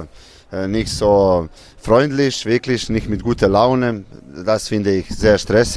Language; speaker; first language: German; non-native, fluent; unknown